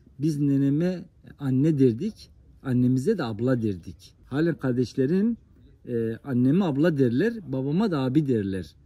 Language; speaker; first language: Turkish; non-native, local second language; Kurdish